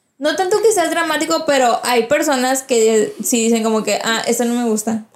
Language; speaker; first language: Spanish; early bilingual, heritage; Spanish